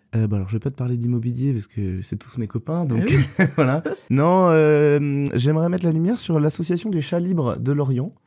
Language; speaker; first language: French; native; French